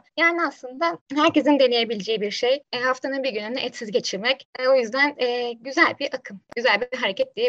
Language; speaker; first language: Turkish; native; Turkish